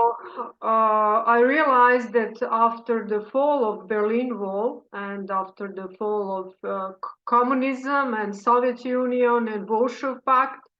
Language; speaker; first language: English; non-native, fluent; Serbian